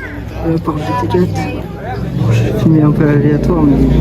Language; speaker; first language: French; native; French